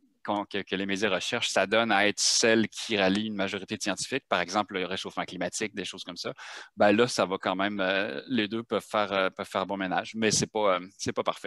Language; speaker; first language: French; native; French